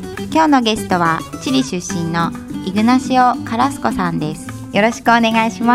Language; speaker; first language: Japanese; native; Japanese